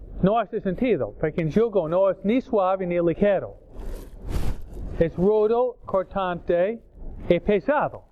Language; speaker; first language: Spanish; non-native, fluent; English